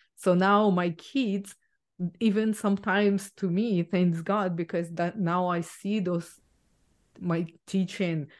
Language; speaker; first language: English; non-native, fluent; Ukrainian